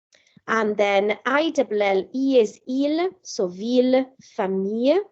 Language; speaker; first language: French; non-native, fluent; English